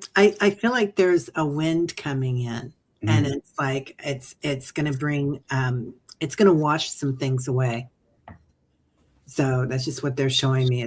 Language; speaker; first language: English; native; English